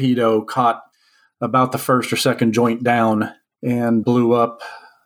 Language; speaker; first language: English; native; English